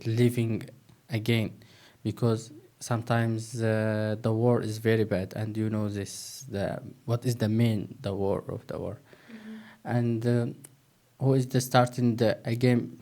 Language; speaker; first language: English; non-native, learner; Turkish